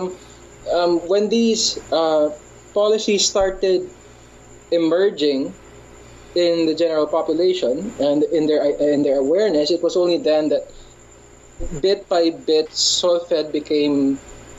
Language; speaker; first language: English; non-native, local second language; Hiligaynon